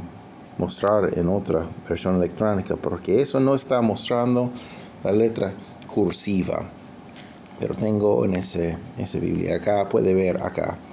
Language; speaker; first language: Spanish; non-native, fluent; English